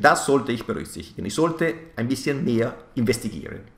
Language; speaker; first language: German; non-native, fluent; Italian